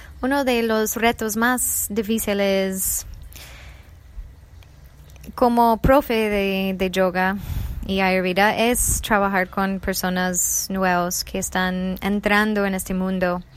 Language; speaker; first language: Spanish; non-native, fluent; English